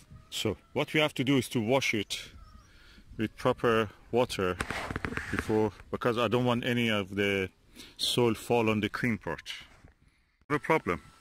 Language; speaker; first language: English; non-native, fluent; Persian